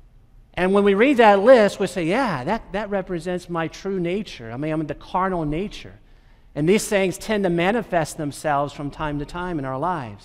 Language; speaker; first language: English; native; English